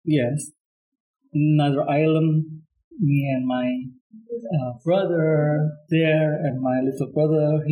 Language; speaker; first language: English; non-native, learner; Indonesian